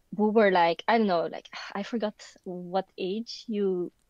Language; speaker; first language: English; non-native, fluent; Dutch